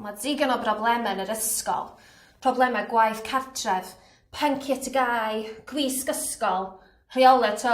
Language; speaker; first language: Welsh; non-native, learner; English